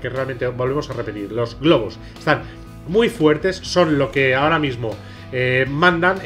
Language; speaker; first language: Spanish; native; Spanish